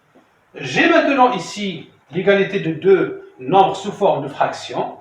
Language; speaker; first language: French; non-native, local second language; Arabic